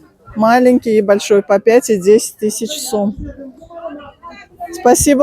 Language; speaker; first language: Russian; native; Russian